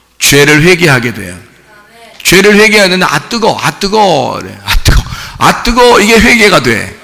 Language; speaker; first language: Korean; native; Korean